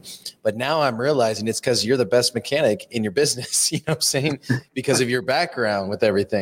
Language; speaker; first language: English; native; English